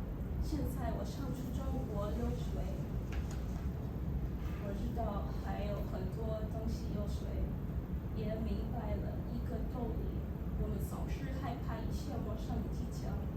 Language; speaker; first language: Chinese; non-native, learner; English